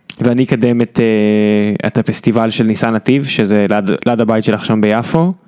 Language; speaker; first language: Hebrew; native; Hebrew